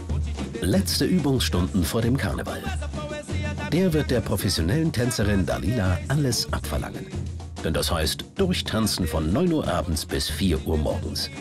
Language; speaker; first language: German; native; German